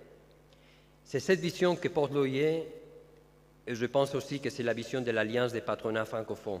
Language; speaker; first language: French; non-native, fluent; Spanish